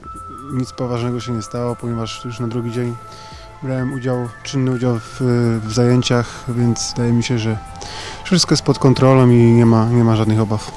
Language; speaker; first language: Polish; native; Polish